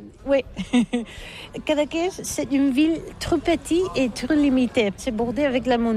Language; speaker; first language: French; non-native, learner; Catalan